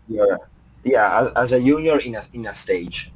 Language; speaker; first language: English; non-native, fluent; Italian